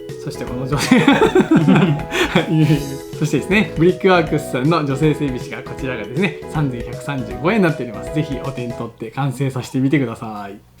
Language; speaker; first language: Japanese; native; Japanese